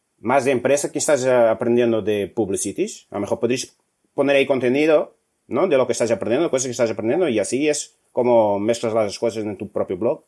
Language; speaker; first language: Spanish; non-native, fluent; Portuguese